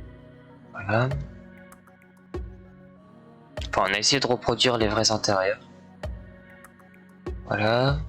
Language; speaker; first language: French; native; French